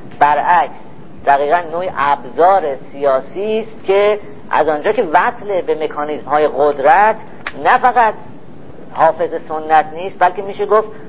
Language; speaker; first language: Persian; native; Persian